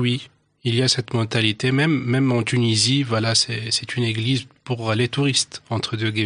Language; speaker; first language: French; non-native, local second language; Arabic